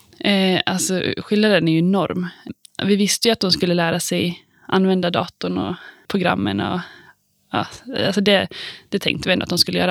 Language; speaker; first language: Swedish; native; Swedish